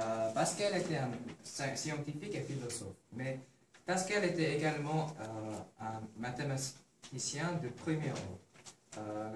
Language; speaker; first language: French; non-native, learner; Korean